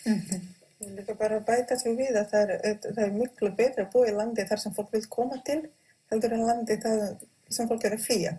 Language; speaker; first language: Icelandic; non-native, fluent; Croatian